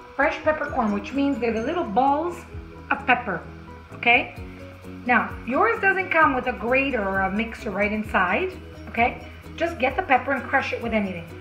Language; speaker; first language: English; native; English